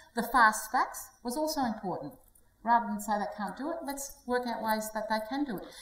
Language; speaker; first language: English; native; English